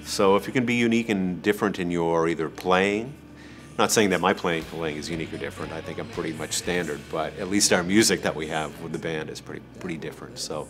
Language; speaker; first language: English; native; English